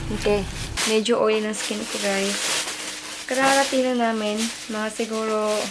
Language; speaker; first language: Filipino; non-native, local second language; Cebuano